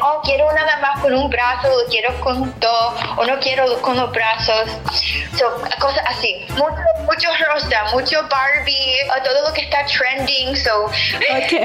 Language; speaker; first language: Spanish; early bilingual, heritage; English